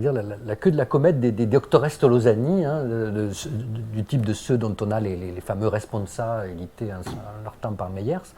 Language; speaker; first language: French; native; French